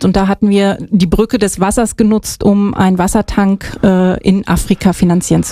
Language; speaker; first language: German; native; German